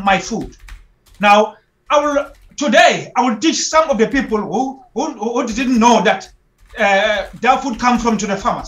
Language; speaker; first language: English; non-native, local second language; Xhosa